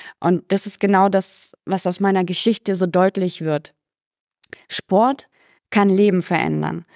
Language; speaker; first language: German; early bilingual, other home language; Russian